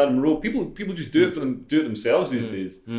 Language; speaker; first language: English; native; English